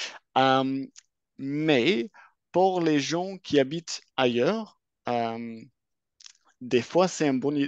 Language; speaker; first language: French; non-native, fluent; English